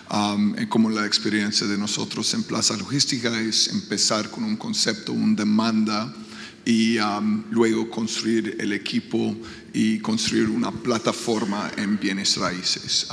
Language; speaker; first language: Spanish; non-native, fluent; English